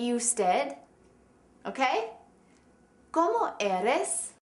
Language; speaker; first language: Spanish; non-native, fluent; English